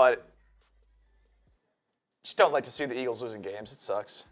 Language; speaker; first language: English; native; English